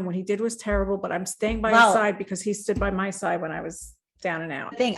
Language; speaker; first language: English; native; English